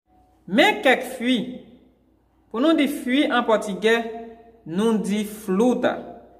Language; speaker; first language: French; non-native, local second language; Haitian Creole